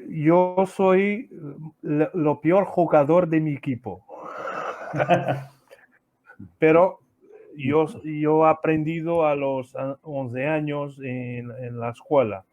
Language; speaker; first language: Spanish; non-native, learner; Portuguese